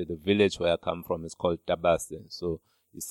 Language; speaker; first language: English; non-native, local second language; Xhosa